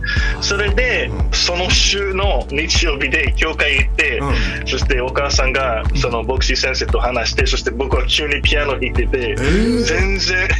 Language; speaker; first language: Japanese; non-native, fluent; English